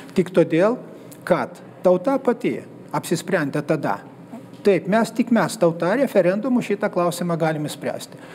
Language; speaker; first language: Lithuanian; native; Lithuanian